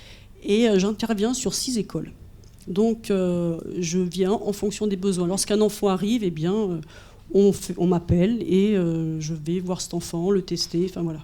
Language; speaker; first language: French; native; French